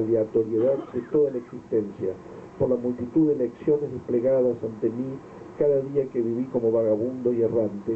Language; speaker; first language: Spanish; native; Spanish